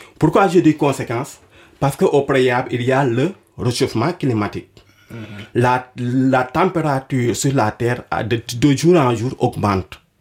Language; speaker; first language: French; non-native, local second language; Wolof